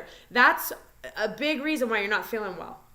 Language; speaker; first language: English; native; English